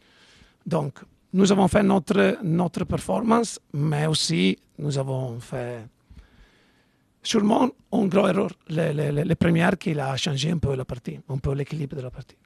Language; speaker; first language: French; non-native, learner; Italian